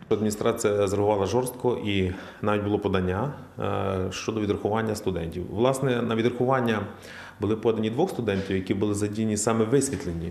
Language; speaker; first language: Ukrainian; native; Ukrainian